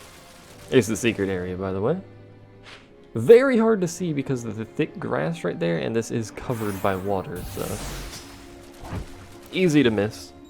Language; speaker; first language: English; native; English